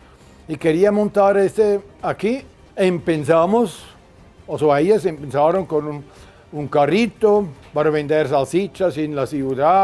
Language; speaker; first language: Spanish; non-native, fluent; German